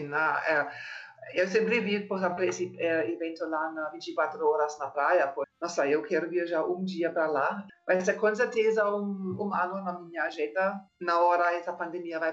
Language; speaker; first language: Portuguese; non-native, fluent; German